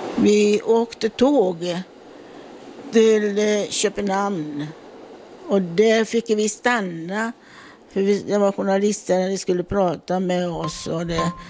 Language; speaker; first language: Swedish; non-native, fluent; Italian